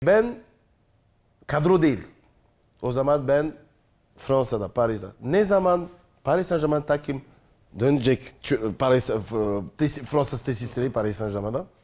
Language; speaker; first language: Turkish; non-native, learner; French